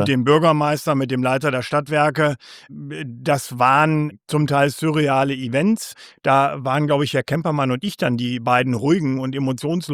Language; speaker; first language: German; native; German